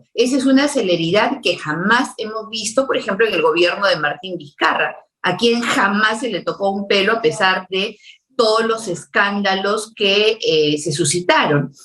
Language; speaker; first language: Spanish; native; Spanish